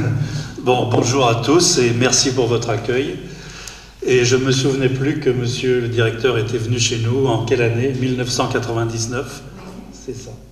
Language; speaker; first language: French; native; French